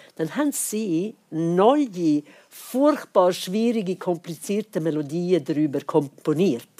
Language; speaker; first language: German; non-native, fluent; Swedish